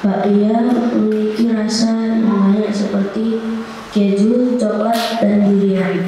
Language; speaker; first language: Indonesian; native; Indonesian